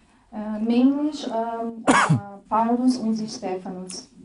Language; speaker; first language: German; non-native, fluent; Portuguese